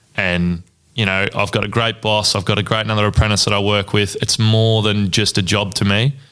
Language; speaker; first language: English; native; English